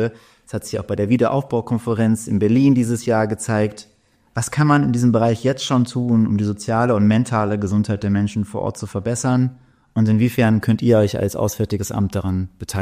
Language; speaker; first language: German; native; German